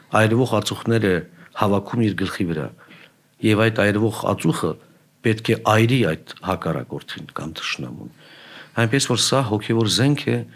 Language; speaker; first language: Armenian; native; Armenian